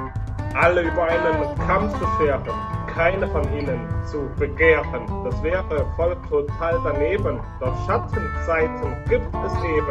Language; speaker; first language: German; native; German